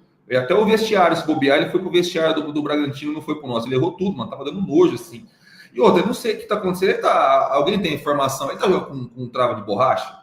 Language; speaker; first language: Portuguese; native; Portuguese